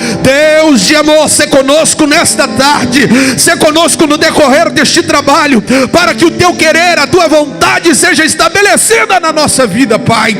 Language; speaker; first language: Portuguese; native; Portuguese